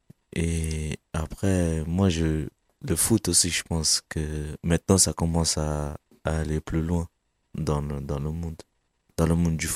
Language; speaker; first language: French; non-native, fluent; Kabuverdianu